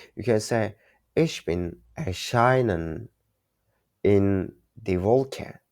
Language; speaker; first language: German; non-native, learner; Turkish